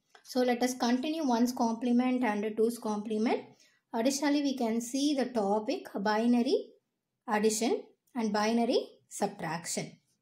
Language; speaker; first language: English; non-native, local second language; Tamil